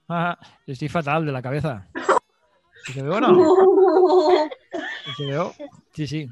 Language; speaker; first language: Catalan; native; Catalan